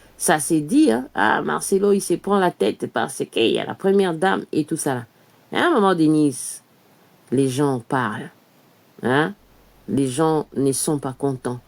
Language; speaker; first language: French; non-native, local second language; Lingala